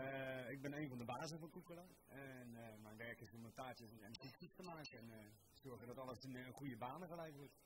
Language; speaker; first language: Dutch; native; Dutch